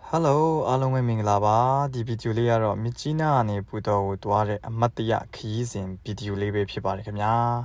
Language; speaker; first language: Burmese; non-native, local second language; Kachin